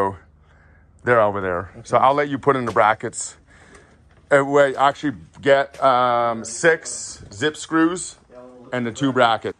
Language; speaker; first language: English; native; English